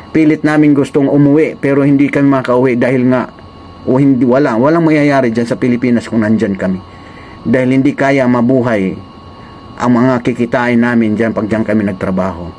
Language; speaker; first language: Filipino; non-native, local second language; Waray